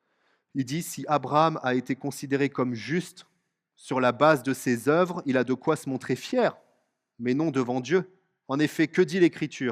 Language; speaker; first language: French; native; French